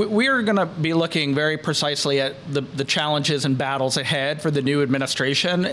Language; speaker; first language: English; native; English